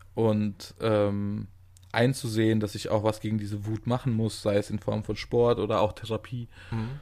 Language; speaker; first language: German; native; German